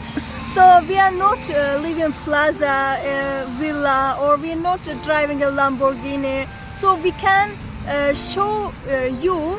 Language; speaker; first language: English; non-native, learner; Azerbaijani